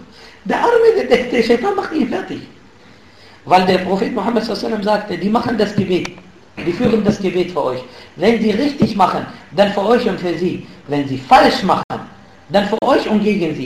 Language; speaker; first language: German; non-native, fluent; Arabic